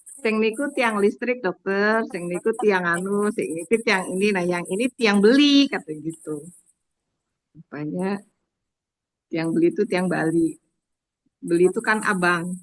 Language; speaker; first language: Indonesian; native; Indonesian